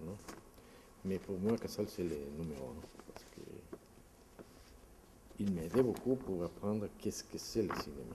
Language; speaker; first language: French; non-native, fluent; Spanish